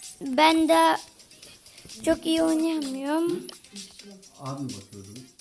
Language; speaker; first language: Turkish; early bilingual, heritage; Turkish